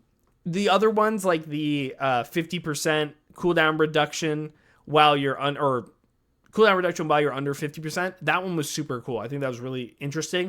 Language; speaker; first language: English; native; English